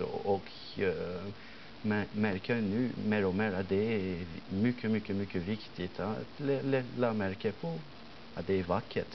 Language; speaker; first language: Swedish; non-native, fluent; French